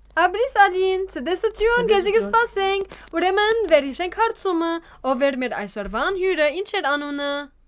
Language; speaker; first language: Armenian; native; Armenian